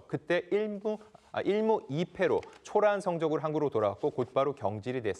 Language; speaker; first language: Korean; native; Korean